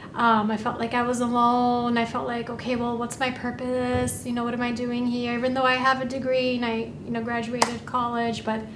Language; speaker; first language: English; native; English